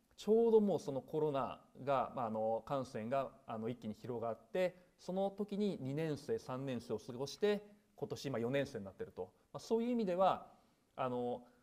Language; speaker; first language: Japanese; native; Japanese